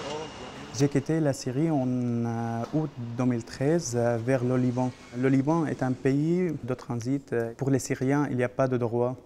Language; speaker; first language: French; non-native, fluent; Arabic